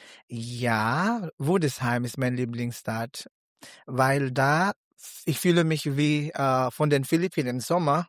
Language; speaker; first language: German; non-native, learner; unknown